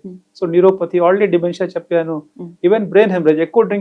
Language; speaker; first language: Telugu; non-native, fluent; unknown